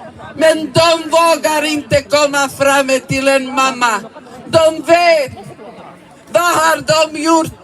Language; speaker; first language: Swedish; non-native, learner; Somali